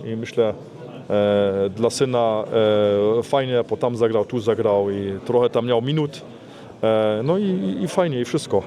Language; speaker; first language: Polish; early bilingual, heritage; Polish